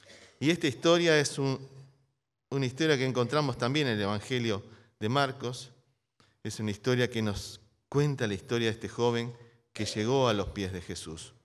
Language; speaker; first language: Spanish; native; Spanish